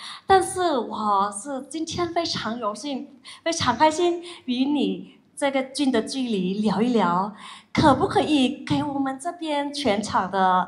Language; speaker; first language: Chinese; non-native, fluent; Thai